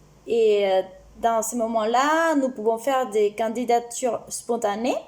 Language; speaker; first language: French; non-native, fluent; Spanish